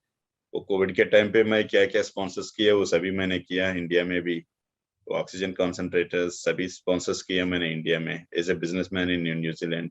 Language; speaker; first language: Hindi; non-native, local second language; Telugu